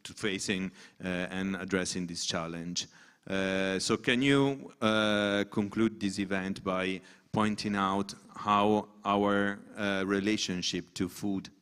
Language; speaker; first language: English; non-native, fluent; Italian